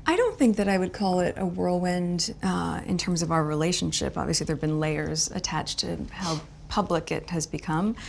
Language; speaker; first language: English; native; English